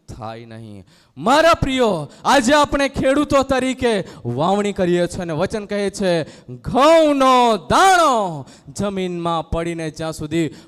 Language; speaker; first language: Gujarati; non-native, local second language; Gamit